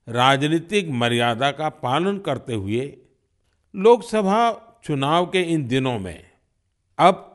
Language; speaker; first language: Hindi; non-native, local second language; Gujarati